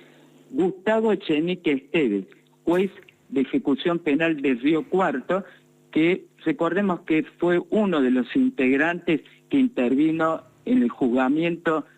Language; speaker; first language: Spanish; native; Spanish